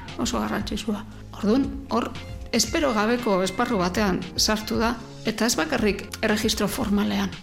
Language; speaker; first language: Basque; native; Basque